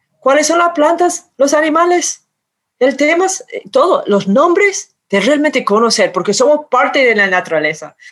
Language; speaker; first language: Spanish; non-native, fluent; English